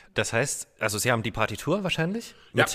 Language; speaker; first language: German; native; German